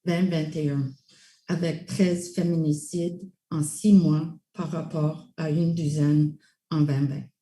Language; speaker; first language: French; non-native, local second language; English